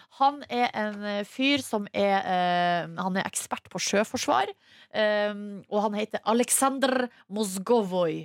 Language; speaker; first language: Norwegian; native; Norwegian